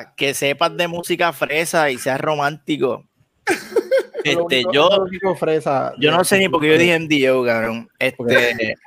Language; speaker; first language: Spanish; native; Spanish